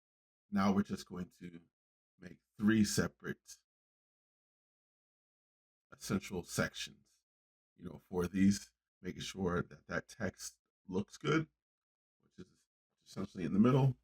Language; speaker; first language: English; native; English